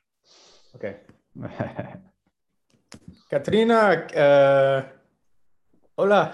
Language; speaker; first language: Spanish; non-native, learner; English